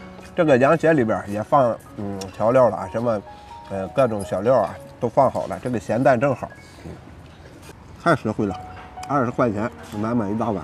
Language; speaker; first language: Chinese; native; Chinese